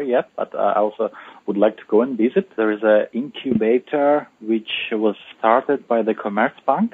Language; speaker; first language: English; non-native, fluent; Uzbek